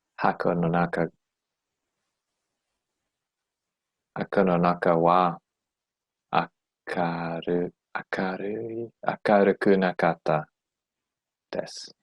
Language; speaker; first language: Japanese; non-native, learner; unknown